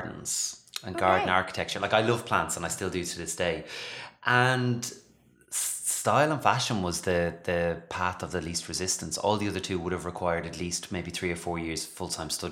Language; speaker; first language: English; native; English